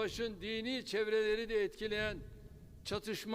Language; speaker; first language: Turkish; native; Turkish